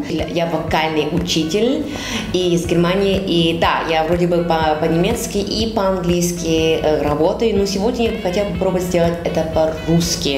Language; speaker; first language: Russian; early bilingual, heritage; Russian